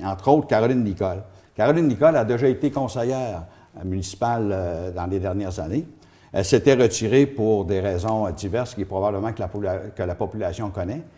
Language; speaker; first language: French; native; French